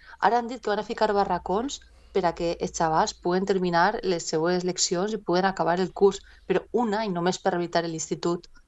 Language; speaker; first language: Catalan; non-native, local second language; Spanish